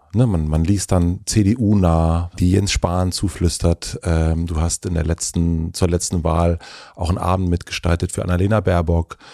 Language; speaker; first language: German; native; German